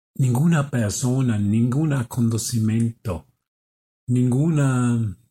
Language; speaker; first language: Spanish; non-native, fluent; German